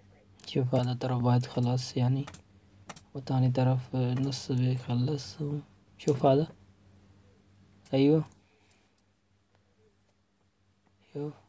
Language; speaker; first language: Arabic; non-native, learner; Urdu